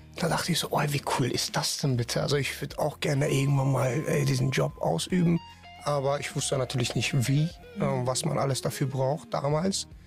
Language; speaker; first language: German; non-native, fluent; Turkish